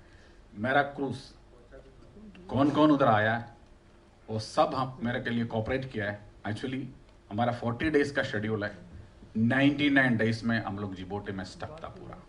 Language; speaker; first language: Hindi; non-native, local second language; Malayalam